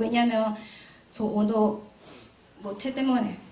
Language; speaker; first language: Korean; non-native, learner; Chinese